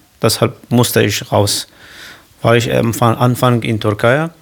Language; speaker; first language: German; non-native, learner; Kurdish